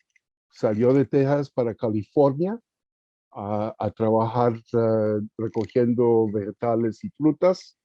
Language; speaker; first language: Spanish; early bilingual, heritage; Spanish